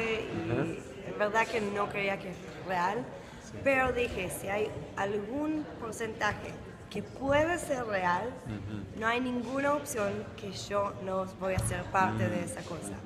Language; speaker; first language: Spanish; early bilingual, heritage; Spanish